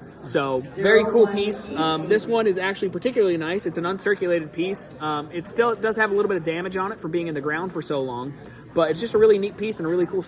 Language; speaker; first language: English; native; English